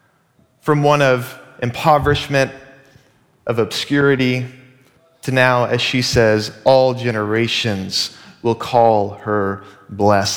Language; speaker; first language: English; native; English